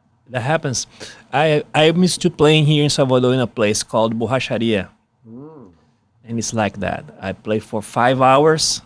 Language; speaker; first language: English; non-native, fluent; Portuguese